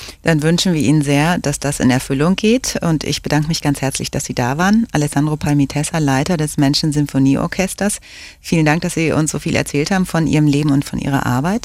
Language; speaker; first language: German; native; German